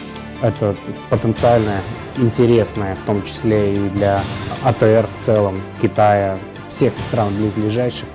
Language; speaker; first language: Russian; native; Russian